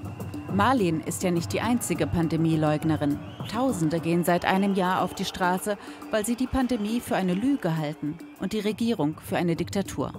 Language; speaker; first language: German; native; German